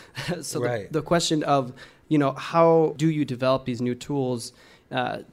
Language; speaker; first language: English; native; English